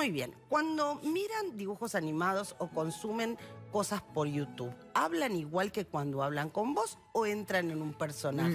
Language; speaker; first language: Spanish; native; Spanish